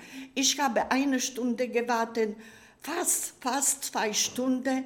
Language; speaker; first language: German; non-native, learner; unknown